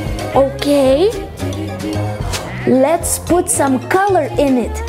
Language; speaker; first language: English; non-native, fluent; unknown